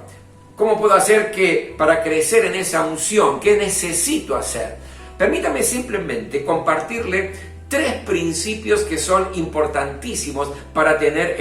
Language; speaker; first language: Spanish; native; Spanish